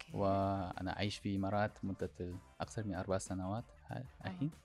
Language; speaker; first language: Arabic; non-native, learner; Korean